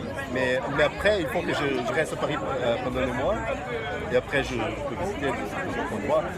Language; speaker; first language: French; non-native, fluent; Portuguese